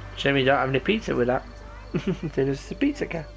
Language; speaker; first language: English; native; English